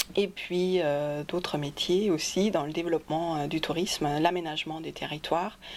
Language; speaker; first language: French; non-native, fluent; German